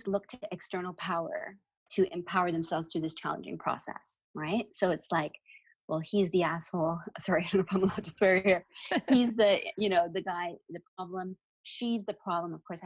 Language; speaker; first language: English; native; English